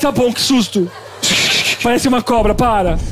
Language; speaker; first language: Portuguese; native; Portuguese